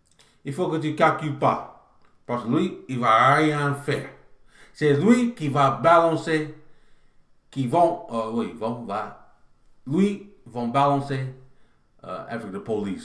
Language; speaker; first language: French; non-native, learner; English